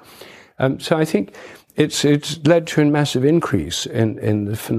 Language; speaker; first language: English; native; English